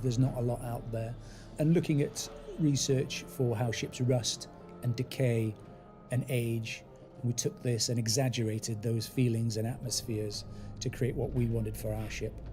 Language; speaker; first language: English; native; English